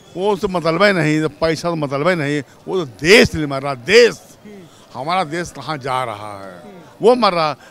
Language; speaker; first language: Hindi; native; Hindi